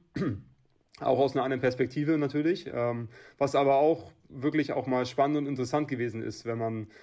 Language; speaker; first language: German; native; German